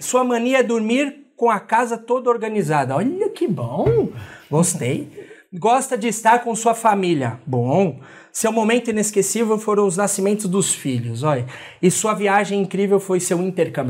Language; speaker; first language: Portuguese; native; Portuguese